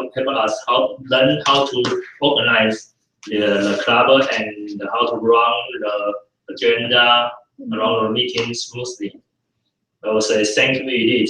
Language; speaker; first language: English; non-native, fluent; Chinese